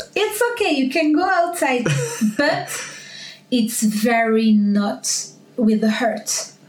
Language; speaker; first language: English; non-native, learner; French